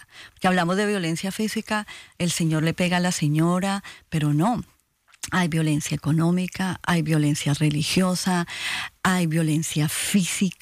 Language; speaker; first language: Spanish; native; Spanish